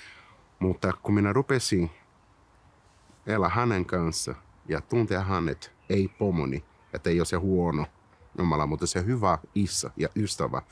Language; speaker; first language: Finnish; non-native, learner; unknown